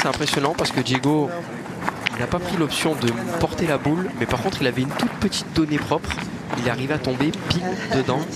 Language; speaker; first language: French; native; French